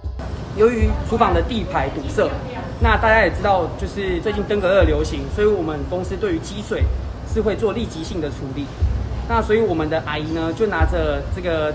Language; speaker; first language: Chinese; native; Chinese